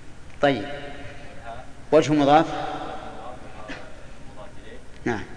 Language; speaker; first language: Arabic; native; Arabic